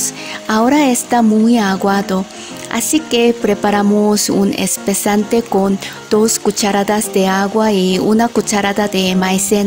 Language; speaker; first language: Spanish; non-native, fluent; Korean